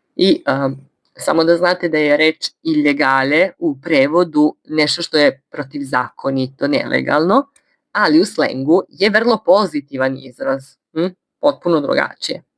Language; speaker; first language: Bosnian; early bilingual, heritage; Bosnian